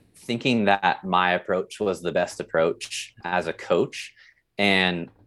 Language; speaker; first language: English; native; English